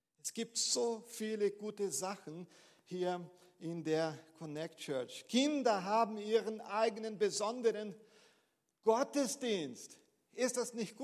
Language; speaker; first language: German; non-native, fluent; Portuguese